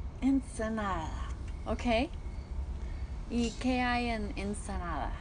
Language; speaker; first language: Spanish; non-native, fluent; English